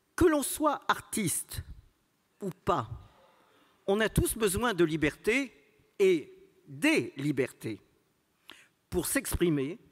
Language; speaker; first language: French; native; French